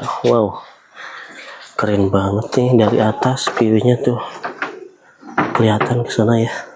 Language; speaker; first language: Indonesian; native; Indonesian